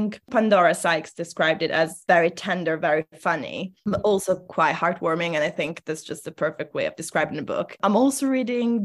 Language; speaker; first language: English; non-native, fluent; Italian